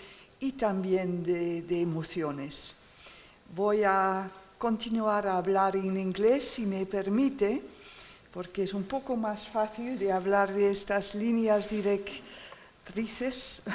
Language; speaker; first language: Spanish; non-native, learner; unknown